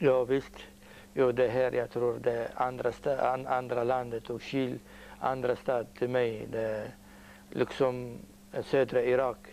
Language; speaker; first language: Swedish; non-native, learner; Arabic